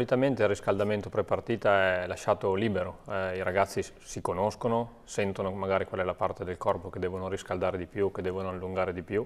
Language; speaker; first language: Italian; native; Italian